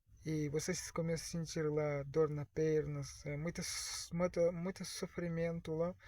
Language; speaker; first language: Portuguese; non-native, learner; Russian